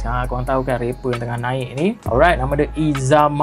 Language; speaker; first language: Malay; native; Malay